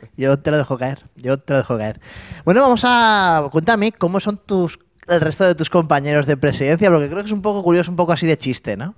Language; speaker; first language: Spanish; native; Spanish